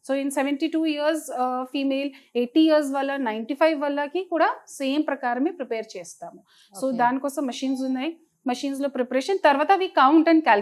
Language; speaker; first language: Telugu; non-native, fluent; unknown